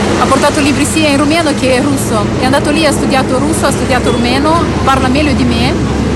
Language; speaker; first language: Italian; non-native, fluent; Romanian